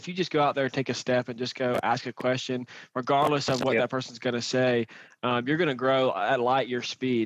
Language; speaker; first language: English; native; English